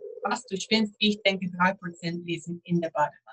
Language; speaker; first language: German; non-native, fluent; English